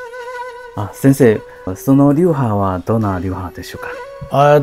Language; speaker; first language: Japanese; non-native, learner; Chinese